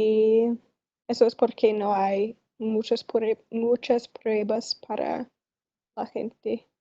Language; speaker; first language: Spanish; non-native, learner; English